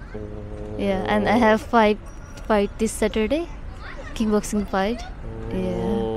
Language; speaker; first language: English; non-native, fluent; Nepali